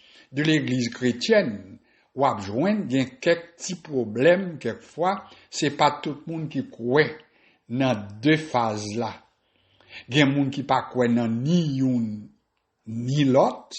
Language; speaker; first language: French; non-native, local second language; Haitian Creole